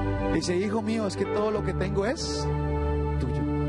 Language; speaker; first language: Spanish; native; Spanish